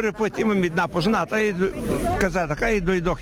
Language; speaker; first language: Bulgarian; non-native, learner; Macedonian